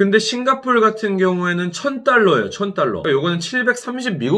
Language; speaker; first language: Korean; native; Korean